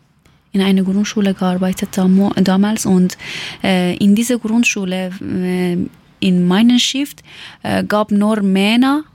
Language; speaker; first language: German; non-native, learner; Persian